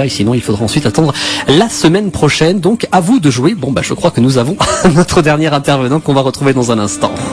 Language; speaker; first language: French; native; French